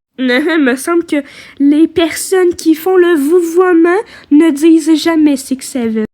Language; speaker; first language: French; native; French